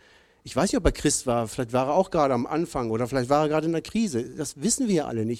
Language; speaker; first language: German; native; German